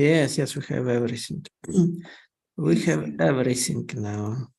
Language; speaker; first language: English; non-native, fluent; Russian